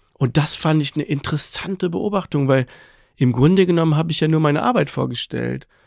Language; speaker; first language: German; early bilingual, other home language; Persian